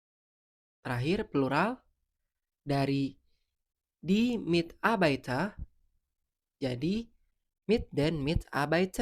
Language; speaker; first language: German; non-native, fluent; Indonesian